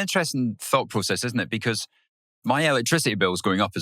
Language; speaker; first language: English; native; English